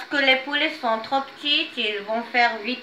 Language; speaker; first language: French; non-native, fluent; Arabic